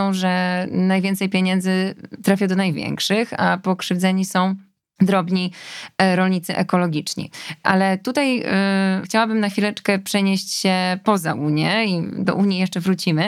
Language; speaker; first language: Polish; native; Polish